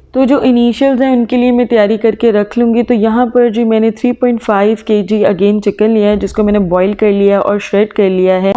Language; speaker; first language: Urdu; native; Urdu